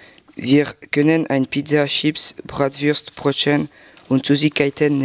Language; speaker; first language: German; non-native, learner; French